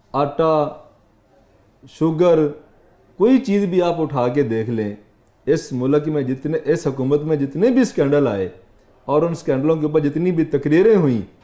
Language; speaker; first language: Urdu; non-native, local second language; Punjabi